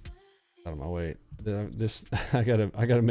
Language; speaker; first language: English; native; English